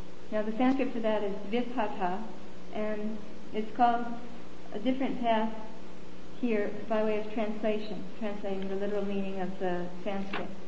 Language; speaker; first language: English; native; English